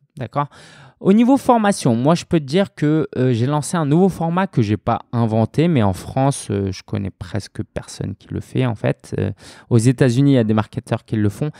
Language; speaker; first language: French; native; French